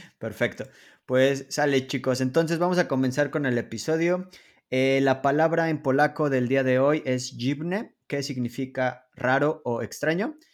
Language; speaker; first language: Spanish; native; Spanish